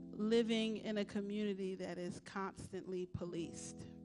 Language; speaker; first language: English; native; English